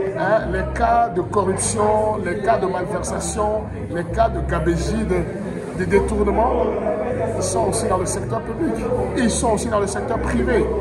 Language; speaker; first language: French; non-native, local second language; Wolof